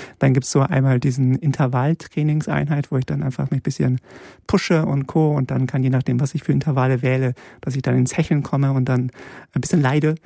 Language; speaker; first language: German; early bilingual, other home language; Polish